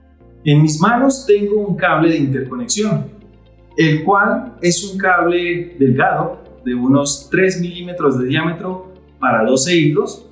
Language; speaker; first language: Spanish; native; Spanish